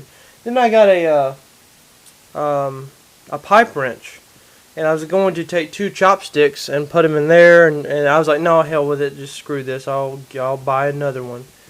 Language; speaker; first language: English; native; English